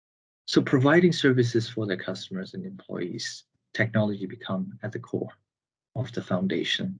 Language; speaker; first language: English; non-native, fluent; Burmese